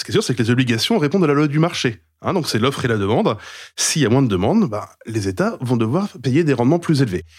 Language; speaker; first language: French; native; French